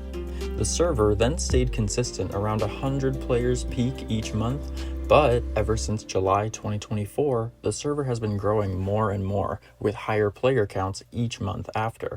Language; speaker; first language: English; native; English